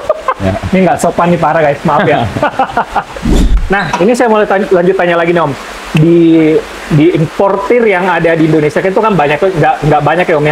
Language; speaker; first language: Indonesian; native; Indonesian